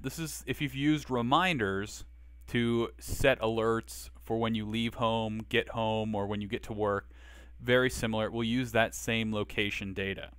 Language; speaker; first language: English; native; English